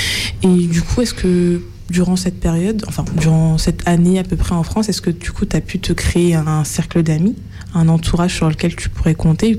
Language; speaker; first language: French; native; French